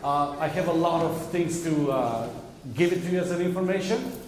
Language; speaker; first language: English; non-native, fluent; Macedonian